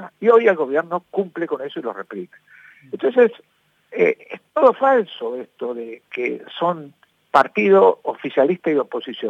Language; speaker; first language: Spanish; native; Spanish